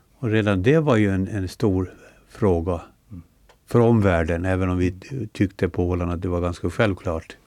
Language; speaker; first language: Swedish; native; Swedish